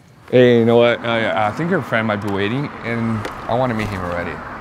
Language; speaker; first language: English; non-native, fluent; Portuguese